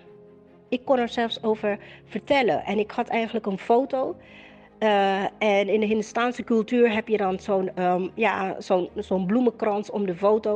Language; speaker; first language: Dutch; native; Dutch